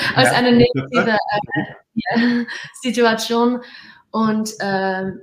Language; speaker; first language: German; non-native, learner; Dutch